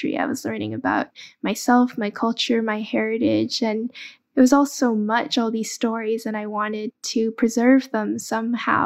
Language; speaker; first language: English; early bilingual, other home language; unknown